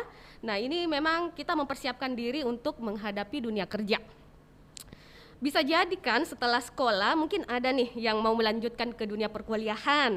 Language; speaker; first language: Indonesian; native; Indonesian